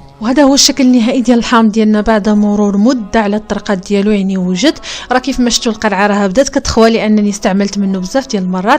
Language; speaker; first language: Arabic; native; Arabic